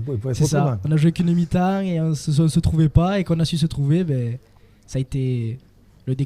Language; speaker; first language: French; native; French